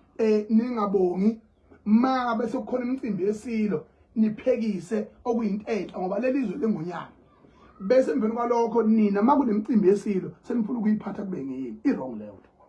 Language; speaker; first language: Zulu; native; Zulu